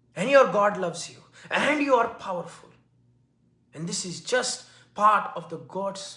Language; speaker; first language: English; non-native, local second language; Hindi